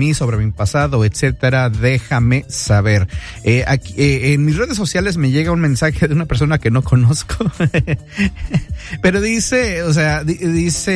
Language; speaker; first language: Spanish; early bilingual, heritage; Spanish